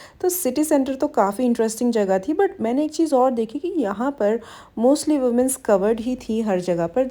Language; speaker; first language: Hindi; native; Hindi